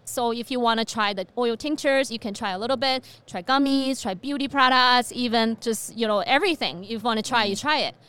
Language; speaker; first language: English; non-native, fluent; Chinese